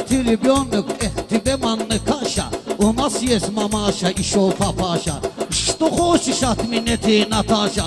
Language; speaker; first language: Russian; non-native, learner; Talysh